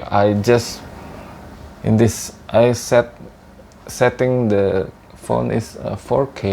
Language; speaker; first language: English; non-native, learner; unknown